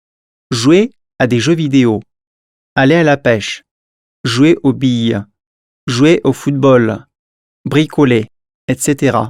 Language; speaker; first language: French; non-native, fluent; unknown